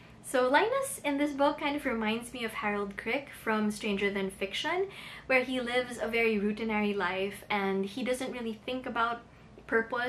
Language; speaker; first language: English; non-native, local second language; Filipino